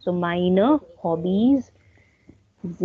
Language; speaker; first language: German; non-native, fluent; Hindi